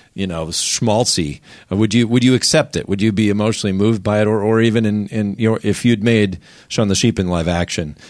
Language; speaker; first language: English; native; English